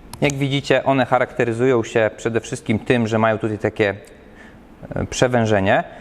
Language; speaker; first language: Polish; native; Polish